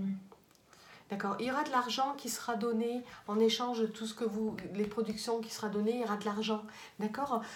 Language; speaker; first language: French; native; French